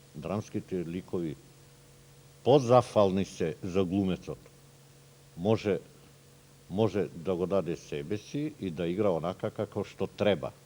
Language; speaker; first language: Macedonian; non-native, local second language; Turkish